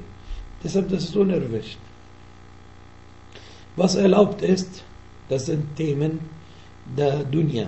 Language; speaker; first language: German; non-native, fluent; Arabic